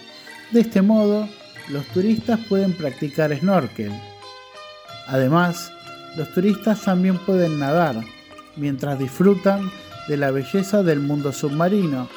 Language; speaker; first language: Spanish; non-native, fluent; Indonesian